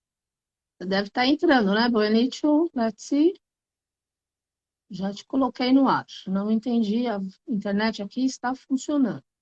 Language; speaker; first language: Portuguese; native; Portuguese